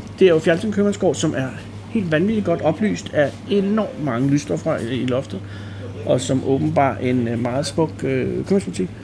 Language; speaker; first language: Danish; native; Danish